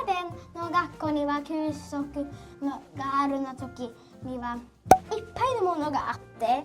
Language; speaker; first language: Japanese; early bilingual, heritage; Japanese